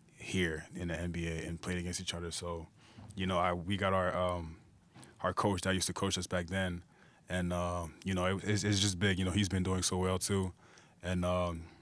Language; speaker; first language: English; native; English